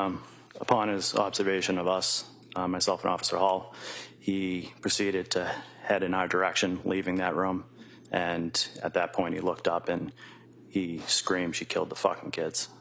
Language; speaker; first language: English; native; English